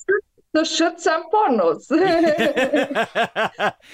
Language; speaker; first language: English; non-native, learner; Croatian